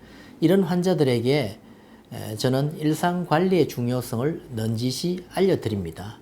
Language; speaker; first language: Korean; native; Korean